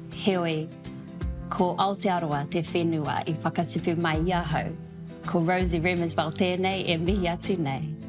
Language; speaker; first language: Māori; non-native, local second language; English